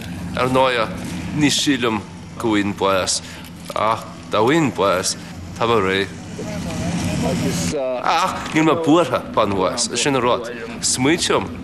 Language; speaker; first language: Irish; non-native, fluent; English